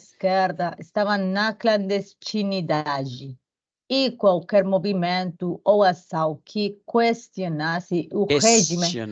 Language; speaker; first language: Portuguese; non-native, learner; Spanish